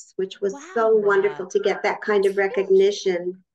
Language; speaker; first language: English; native; English